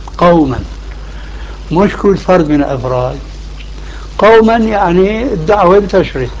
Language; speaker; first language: Arabic; early bilingual, other home language; Albanian